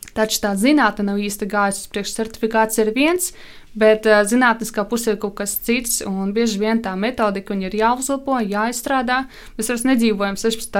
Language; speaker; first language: Latvian; non-native, local second language; Russian